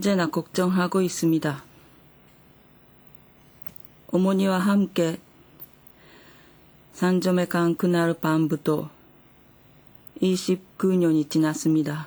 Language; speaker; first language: Korean; non-native, fluent; Japanese